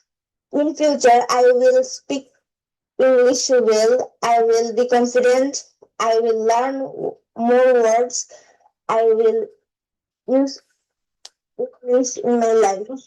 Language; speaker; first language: English; non-native, learner; Bangla